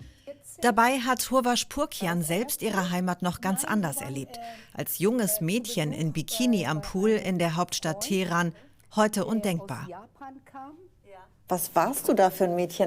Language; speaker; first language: German; native; German